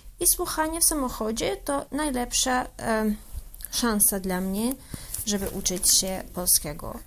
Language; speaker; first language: Polish; early bilingual, heritage; English